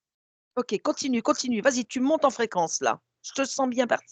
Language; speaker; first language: French; native; French